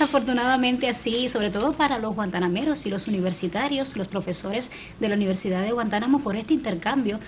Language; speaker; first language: Spanish; native; Spanish